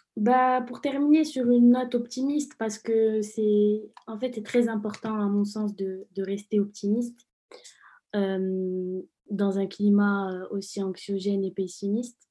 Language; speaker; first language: French; non-native, local second language; Arabic